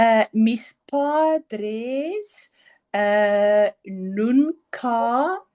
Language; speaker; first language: Spanish; non-native, learner; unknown